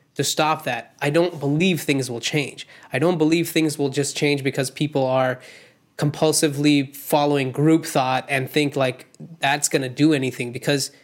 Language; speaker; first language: English; non-native, local second language; Hindi